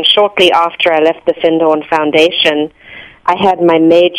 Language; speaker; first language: English; native; English